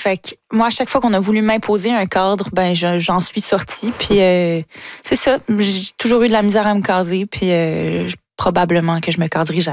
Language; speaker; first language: French; native; French